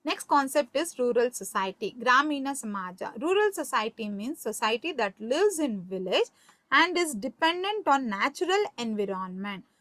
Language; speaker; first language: English; non-native, local second language; Kannada